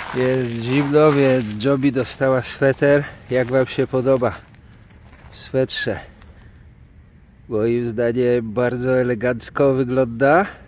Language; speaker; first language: Polish; native; Polish